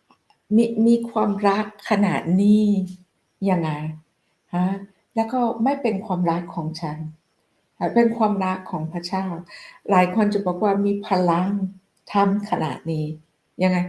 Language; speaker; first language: Thai; non-native, fluent; English